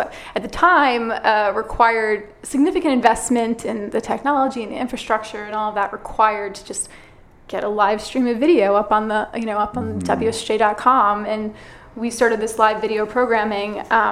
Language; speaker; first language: English; native; English